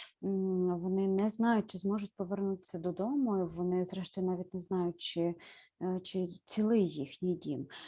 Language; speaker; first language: Ukrainian; native; Ukrainian